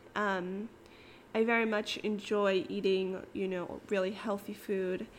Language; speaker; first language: English; native; English